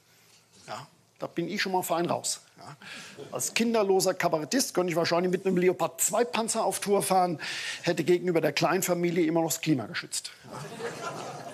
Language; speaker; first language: German; native; German